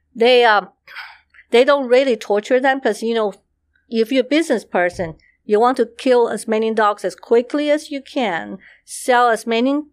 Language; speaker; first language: English; non-native, fluent; Chinese